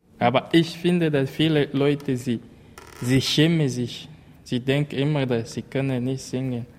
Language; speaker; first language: German; non-native, learner; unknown